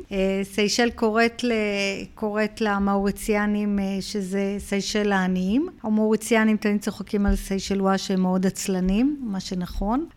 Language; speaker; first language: Hebrew; early bilingual, heritage; Hebrew